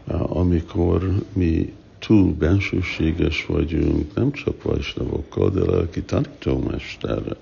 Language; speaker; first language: Hungarian; early bilingual, heritage; Hungarian